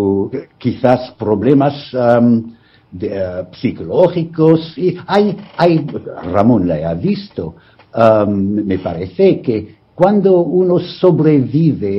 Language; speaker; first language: Spanish; non-native, fluent; English